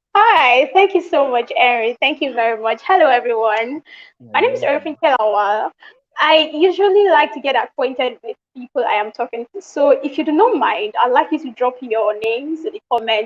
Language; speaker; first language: English; non-native, local second language; Yoruba